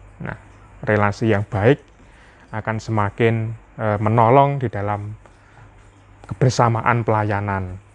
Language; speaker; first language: Indonesian; non-native, local second language; Javanese